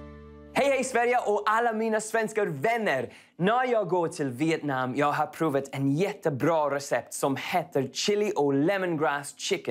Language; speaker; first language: Swedish; non-native, learner; English